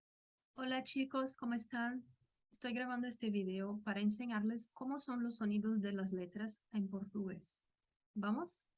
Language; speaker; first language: Spanish; non-native, fluent; Portuguese